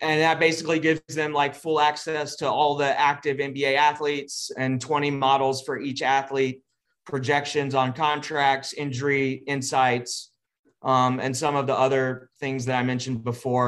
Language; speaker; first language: English; native; English